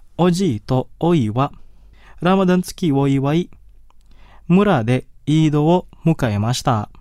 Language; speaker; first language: Japanese; non-native, fluent; Indonesian